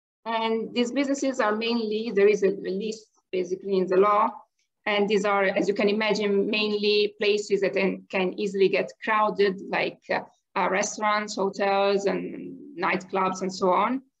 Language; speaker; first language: English; non-native, fluent; Italian